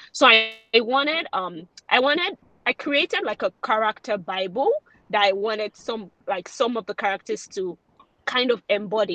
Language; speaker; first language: English; non-native, local second language; Yoruba